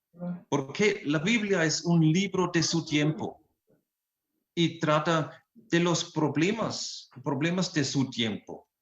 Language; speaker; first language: Spanish; non-native, fluent; German